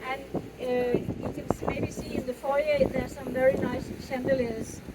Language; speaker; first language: English; non-native, fluent; Danish